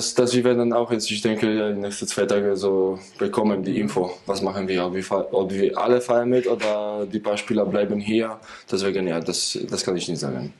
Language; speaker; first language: German; non-native, fluent; Polish